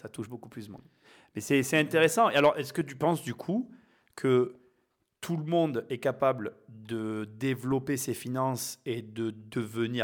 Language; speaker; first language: French; native; French